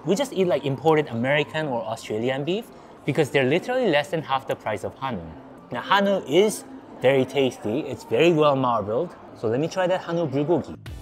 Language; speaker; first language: English; non-native, fluent; Korean